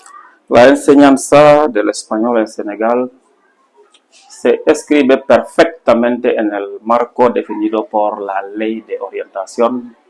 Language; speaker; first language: Spanish; non-native, fluent; Serer